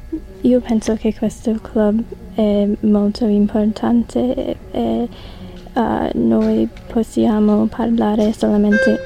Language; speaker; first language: Italian; non-native, learner; English